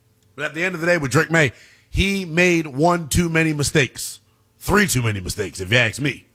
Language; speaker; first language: English; native; English